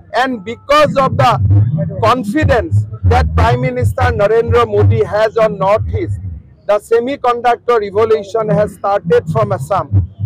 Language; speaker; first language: English; non-native, local second language; Assamese